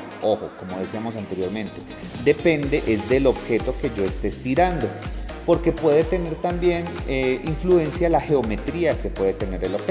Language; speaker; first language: Spanish; native; Spanish